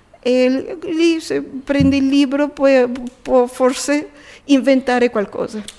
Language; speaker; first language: Italian; non-native, fluent; Spanish